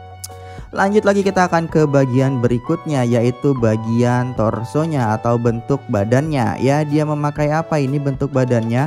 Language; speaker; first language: Indonesian; native; Indonesian